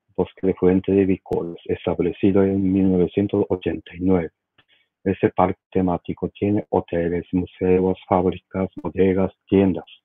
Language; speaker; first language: Spanish; non-native, learner; Japanese